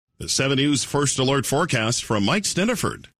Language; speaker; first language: English; native; English